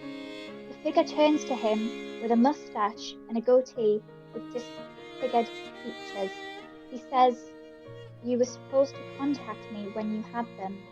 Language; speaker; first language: English; native; English